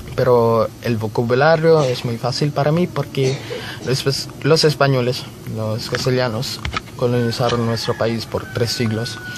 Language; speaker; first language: Spanish; non-native, fluent; Filipino